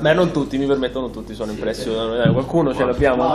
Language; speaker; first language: Italian; native; Italian